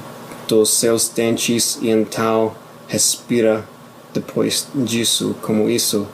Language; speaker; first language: Portuguese; non-native, fluent; English